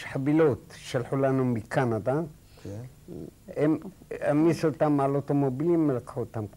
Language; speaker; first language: Hebrew; non-native, fluent; Arabic